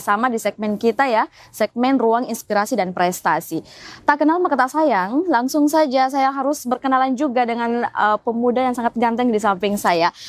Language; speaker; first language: Indonesian; native; Indonesian